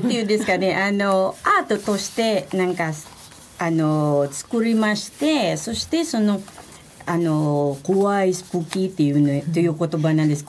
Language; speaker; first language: Japanese; non-native, fluent; Filipino